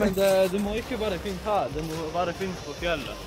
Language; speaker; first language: Norwegian; non-native, learner; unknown